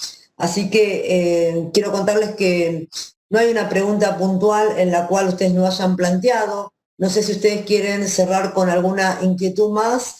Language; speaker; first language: Spanish; native; Spanish